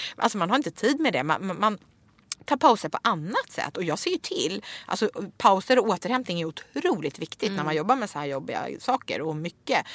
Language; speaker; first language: Swedish; native; Swedish